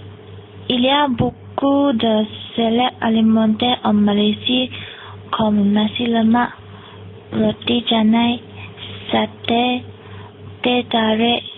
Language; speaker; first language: French; non-native, learner; Malay